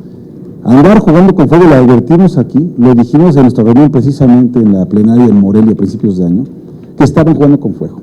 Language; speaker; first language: Spanish; native; Spanish